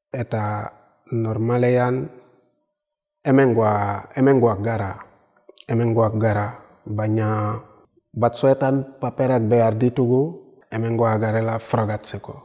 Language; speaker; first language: Basque; non-native, fluent; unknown